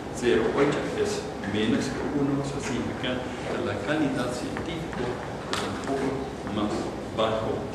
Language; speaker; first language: Spanish; non-native, fluent; Dutch